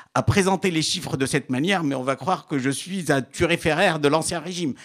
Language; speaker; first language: French; non-native, local second language; Arabic